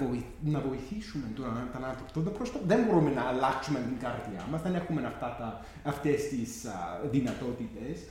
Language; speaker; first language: Greek; non-native, fluent; English